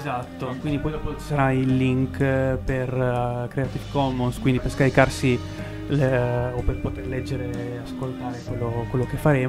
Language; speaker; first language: Italian; native; Italian